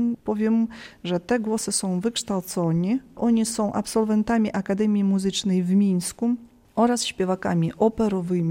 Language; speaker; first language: Polish; early bilingual, heritage; Polish